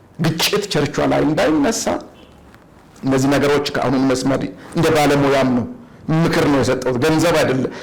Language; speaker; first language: Amharic; non-native, local second language; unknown